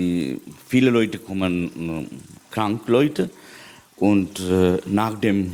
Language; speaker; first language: German; non-native, learner; Sinhala